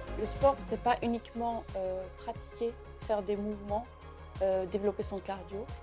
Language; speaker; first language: French; non-native, local second language; Kabyle